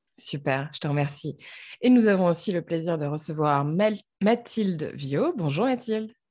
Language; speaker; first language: French; native; French